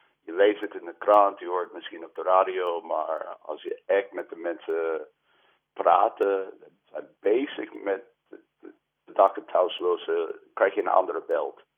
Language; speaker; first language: Dutch; non-native, fluent; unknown